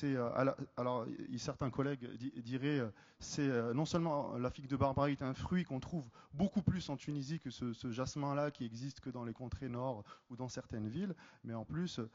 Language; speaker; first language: French; native; French